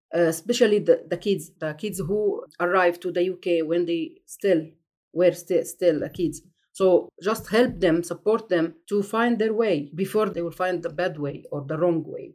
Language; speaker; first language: English; non-native, fluent; Arabic